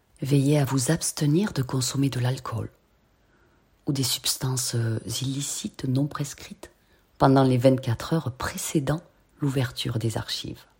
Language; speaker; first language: French; native; French